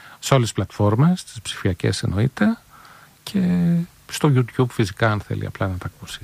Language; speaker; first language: Greek; native; Greek